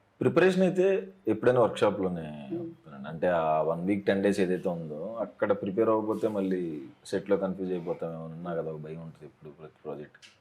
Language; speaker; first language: Telugu; native; Telugu